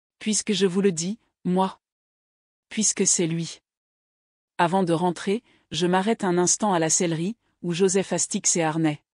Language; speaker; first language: French; native; French